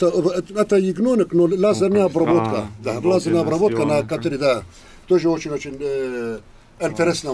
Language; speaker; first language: Russian; non-native, learner; Turkish